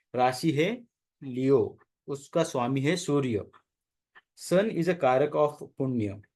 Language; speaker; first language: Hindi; non-native, local second language; Marathi